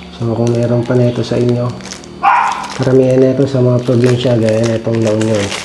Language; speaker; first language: Filipino; native; Filipino